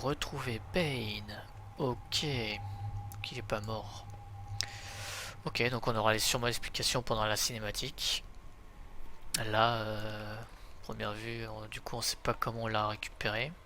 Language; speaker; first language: French; native; French